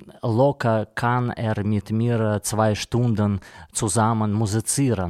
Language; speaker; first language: German; non-native, learner; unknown